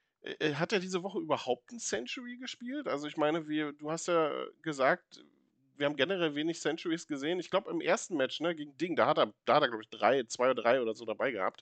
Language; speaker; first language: German; native; German